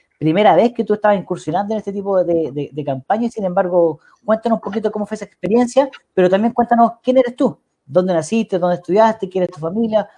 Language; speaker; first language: Spanish; native; Spanish